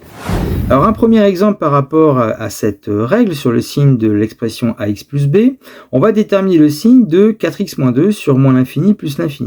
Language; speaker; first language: French; native; French